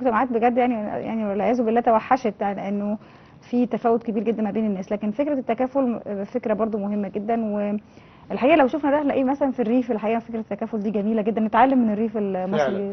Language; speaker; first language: Arabic; native; Arabic